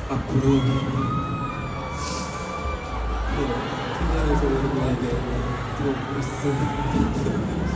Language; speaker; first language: Korean; non-native, fluent; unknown